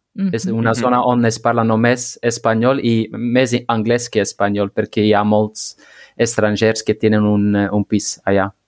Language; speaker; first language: Catalan; non-native, learner; Dutch